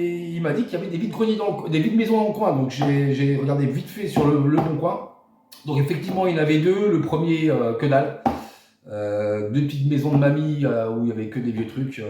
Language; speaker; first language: French; native; French